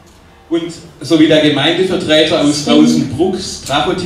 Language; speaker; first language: German; native; German